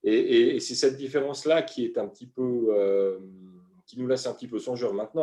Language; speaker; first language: French; native; French